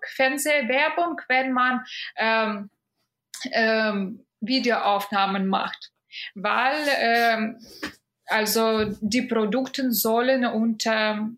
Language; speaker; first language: German; non-native, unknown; Russian